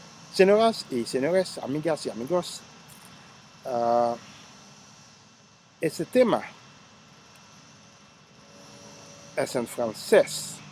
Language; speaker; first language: Spanish; non-native, learner; Haitian Creole